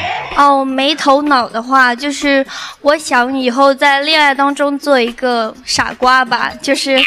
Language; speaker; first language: Chinese; native; Chinese